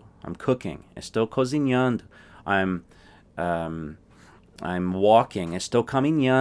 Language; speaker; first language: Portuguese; non-native, fluent; English